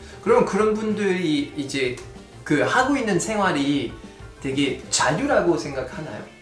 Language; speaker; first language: Korean; non-native, fluent; French